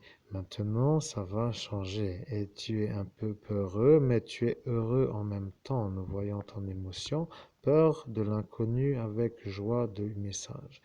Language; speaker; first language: French; native; French